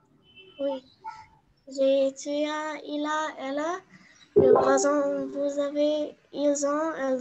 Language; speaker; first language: French; non-native, learner; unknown